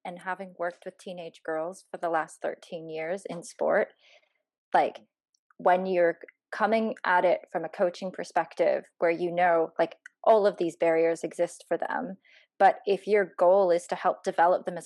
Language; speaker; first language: English; native; English